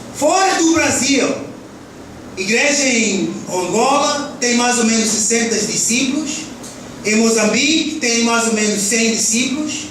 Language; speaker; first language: Portuguese; early bilingual, heritage; Portuguese